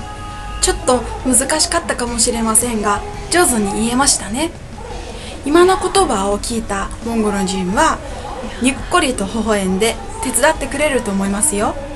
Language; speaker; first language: Japanese; non-native, fluent; Mongolian